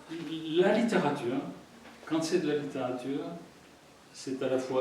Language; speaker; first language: French; native; French